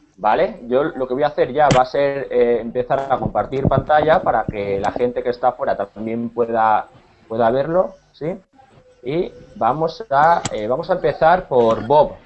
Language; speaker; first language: Spanish; native; Spanish